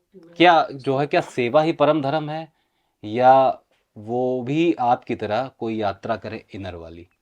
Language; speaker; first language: Hindi; native; Hindi